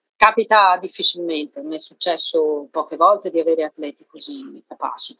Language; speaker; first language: Italian; native; Italian